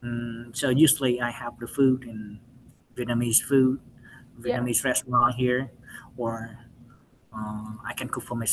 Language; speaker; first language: English; non-native, learner; Vietnamese